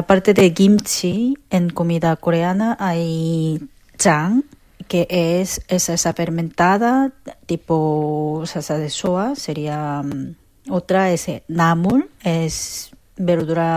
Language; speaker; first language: Spanish; non-native, fluent; Korean